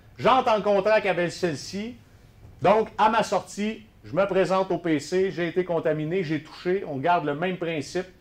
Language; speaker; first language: French; native; French